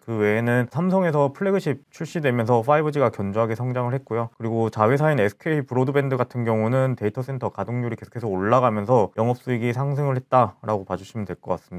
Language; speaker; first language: Korean; native; Korean